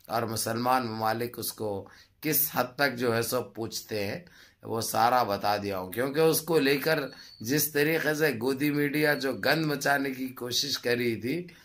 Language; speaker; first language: Urdu; native; Urdu